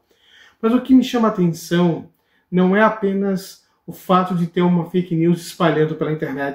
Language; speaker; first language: Portuguese; native; Portuguese